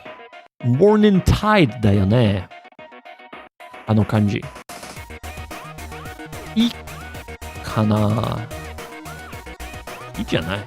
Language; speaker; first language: Japanese; non-native, learner; English